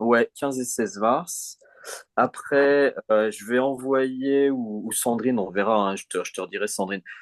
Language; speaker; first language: French; native; French